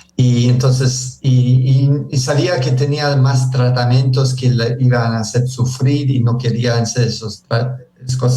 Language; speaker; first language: Spanish; early bilingual, heritage; Spanish